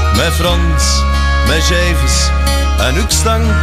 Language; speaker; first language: Dutch; native; Dutch